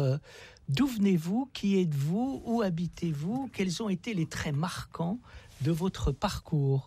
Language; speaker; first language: French; native; French